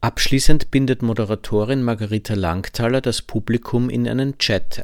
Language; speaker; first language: German; native; German